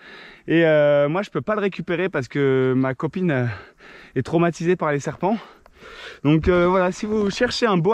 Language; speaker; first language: French; native; French